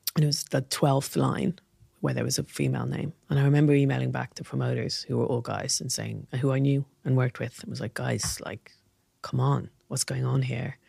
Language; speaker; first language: English; native; English